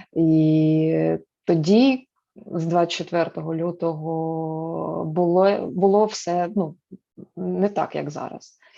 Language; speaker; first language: Ukrainian; native; Ukrainian